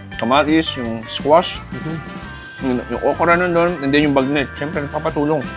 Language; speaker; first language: Filipino; native; Filipino